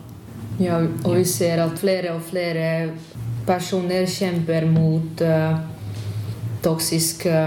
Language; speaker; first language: Norwegian; non-native, fluent; Hungarian